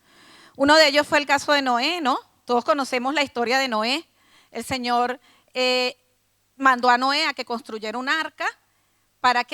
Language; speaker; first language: Spanish; native; Spanish